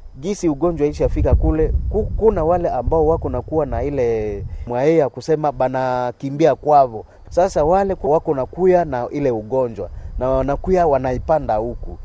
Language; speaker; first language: Swahili; non-native, local second language; Nande